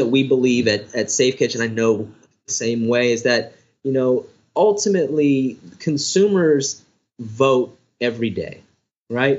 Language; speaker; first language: English; native; English